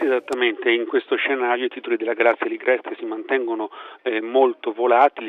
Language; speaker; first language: Italian; native; Italian